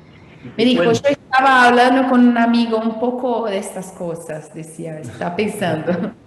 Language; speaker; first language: Spanish; non-native, fluent; Portuguese